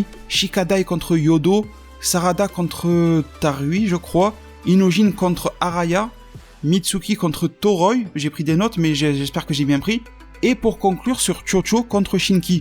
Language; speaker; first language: French; native; French